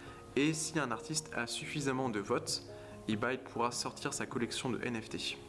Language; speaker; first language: French; native; French